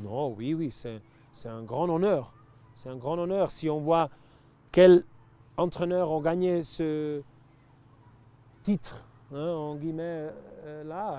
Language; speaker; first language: French; non-native, local second language; Italian